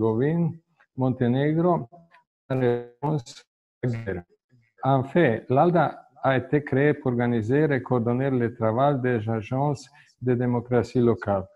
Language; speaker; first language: French; non-native, fluent; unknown